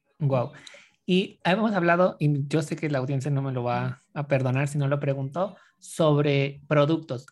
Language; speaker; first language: Spanish; native; Spanish